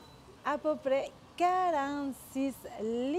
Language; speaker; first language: French; non-native, fluent; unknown